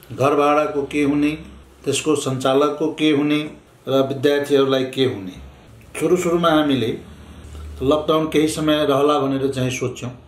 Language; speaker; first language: Nepali; non-native, local second language; Maithili